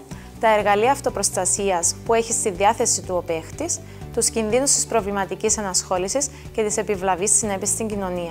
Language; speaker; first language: Greek; native; Greek